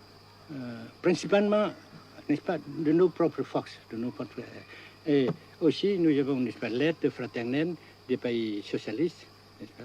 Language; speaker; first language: French; non-native, fluent; Vietnamese